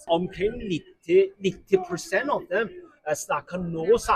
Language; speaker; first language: Norwegian; non-native, learner; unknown